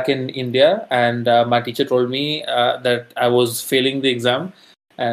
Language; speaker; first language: English; non-native, local second language; Tamil